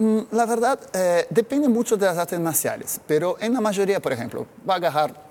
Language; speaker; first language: Spanish; non-native, fluent; Portuguese